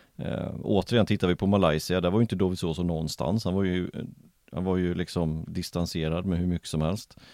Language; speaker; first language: Swedish; native; Swedish